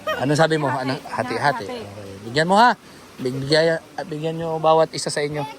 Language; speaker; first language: Filipino; native; Filipino